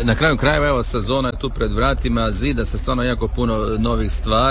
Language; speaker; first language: Serbian; native; Serbian